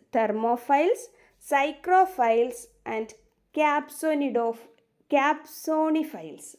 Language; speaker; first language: English; non-native, local second language; Malayalam